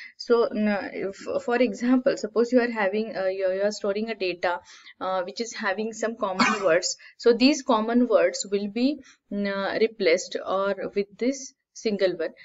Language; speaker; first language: English; non-native, local second language; Marathi